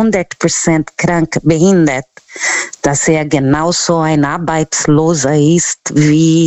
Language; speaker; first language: German; non-native, fluent; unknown